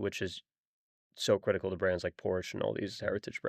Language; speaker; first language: English; native; English